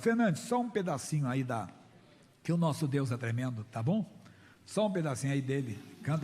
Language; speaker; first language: Portuguese; native; Portuguese